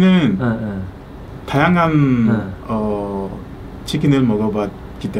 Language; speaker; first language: Korean; non-native, learner; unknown